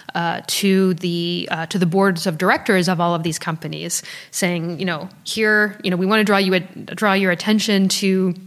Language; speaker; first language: English; early bilingual, other home language; French